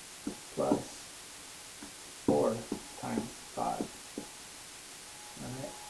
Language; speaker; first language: English; native; English